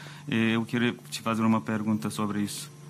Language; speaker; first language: Portuguese; non-native, fluent; Turkish